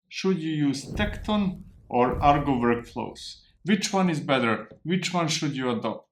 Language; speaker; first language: English; non-native, fluent; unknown